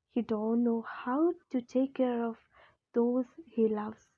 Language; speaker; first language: English; non-native, local second language; Malayalam